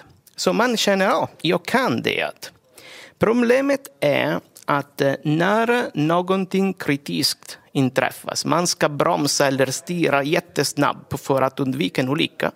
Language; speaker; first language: Swedish; non-native, fluent; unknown